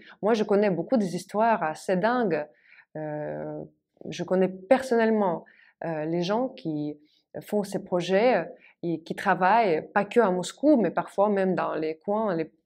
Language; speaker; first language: French; non-native, fluent; Russian